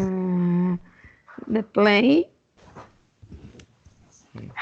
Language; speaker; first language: English; non-native, learner; Spanish